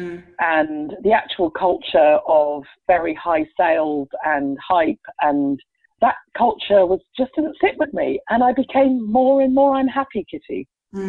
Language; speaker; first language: English; native; English